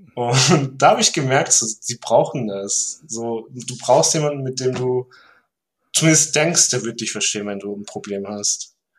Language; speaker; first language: German; early bilingual, other home language; Turkish